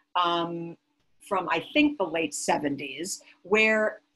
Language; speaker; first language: English; native; English